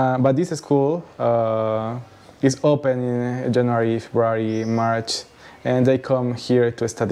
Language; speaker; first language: English; non-native, learner; Spanish